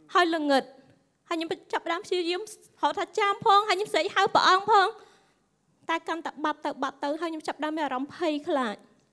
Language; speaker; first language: Khmer; native; Khmer